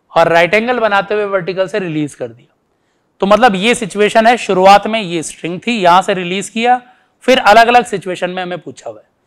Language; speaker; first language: Hindi; native; Hindi